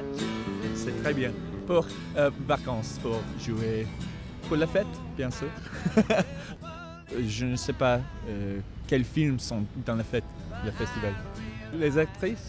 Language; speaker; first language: French; non-native, learner; English